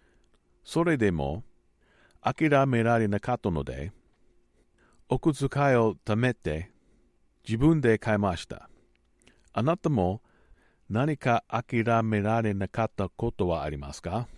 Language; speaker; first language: Japanese; non-native, learner; English